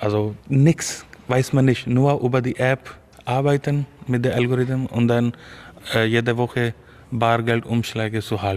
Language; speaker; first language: German; non-native, fluent; Urdu